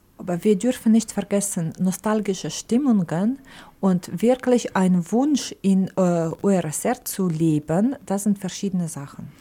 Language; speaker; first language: German; non-native, fluent; Ukrainian